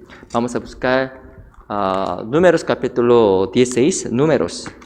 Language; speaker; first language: Spanish; non-native, fluent; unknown